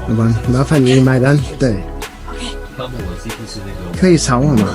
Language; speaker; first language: Chinese; non-native, learner; English